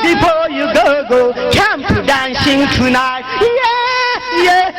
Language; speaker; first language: English; non-native, local second language; Hindi